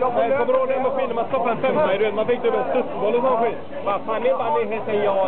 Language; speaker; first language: Swedish; native; Swedish